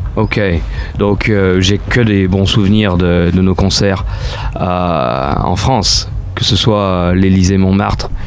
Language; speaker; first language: French; native; French